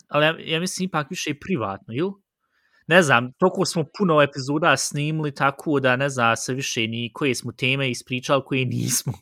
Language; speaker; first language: Bosnian; early bilingual, heritage; Bosnian